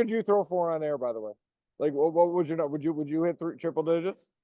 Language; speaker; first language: English; native; English